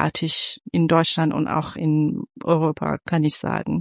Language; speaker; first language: German; non-native, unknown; Persian